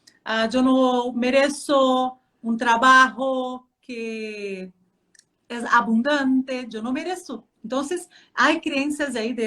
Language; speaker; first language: Spanish; non-native, fluent; Portuguese